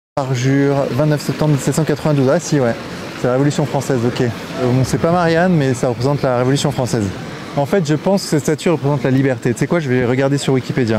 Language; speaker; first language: French; native; French